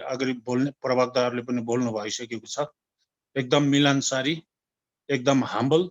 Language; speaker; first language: Nepali; non-native, local second language; Tibetan